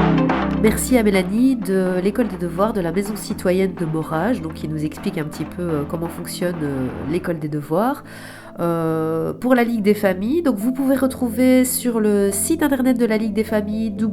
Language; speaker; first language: French; native; French